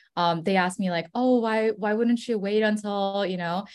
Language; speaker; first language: English; early bilingual, other home language; Korean